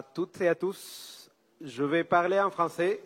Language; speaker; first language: French; non-native, fluent; Spanish